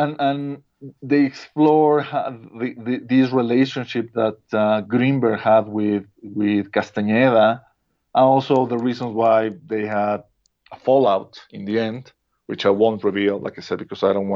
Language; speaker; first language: English; non-native, fluent; Spanish